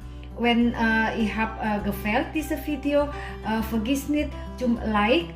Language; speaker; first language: German; non-native, learner; Indonesian